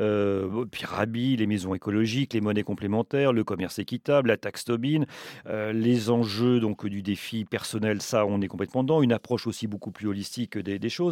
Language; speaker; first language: French; native; French